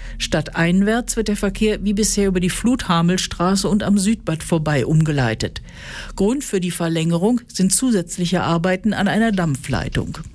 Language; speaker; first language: German; native; German